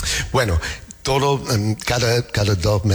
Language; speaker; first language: Spanish; non-native, learner; English